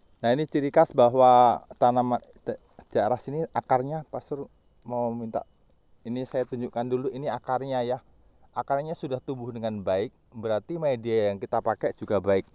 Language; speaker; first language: Indonesian; native; Indonesian